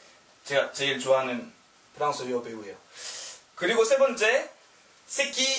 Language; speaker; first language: Korean; non-native, learner; French